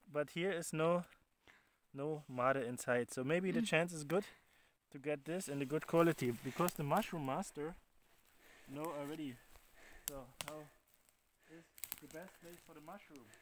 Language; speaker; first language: English; non-native, learner; German